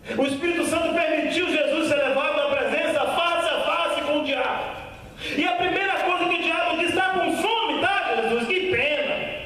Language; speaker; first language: Portuguese; native; Portuguese